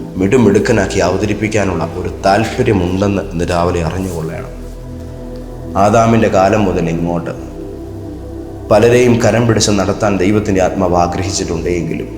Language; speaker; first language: Malayalam; native; Malayalam